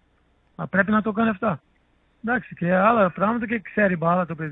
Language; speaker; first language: Greek; non-native, learner; Portuguese